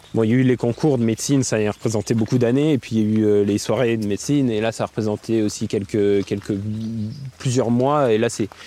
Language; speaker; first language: French; native; French